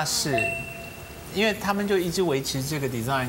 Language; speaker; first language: Chinese; native; Chinese